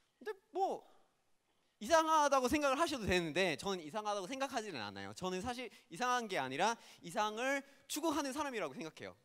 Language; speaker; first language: Korean; non-native, fluent; English